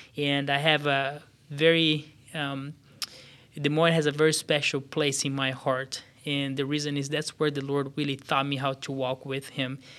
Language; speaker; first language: English; non-native, fluent; Portuguese